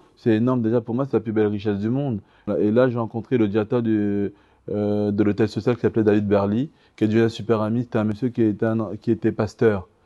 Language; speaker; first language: French; early bilingual, other home language; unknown